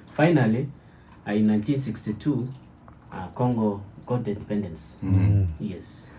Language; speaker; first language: English; non-native, learner; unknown